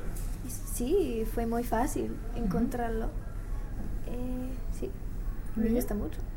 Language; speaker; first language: Spanish; non-native, learner; English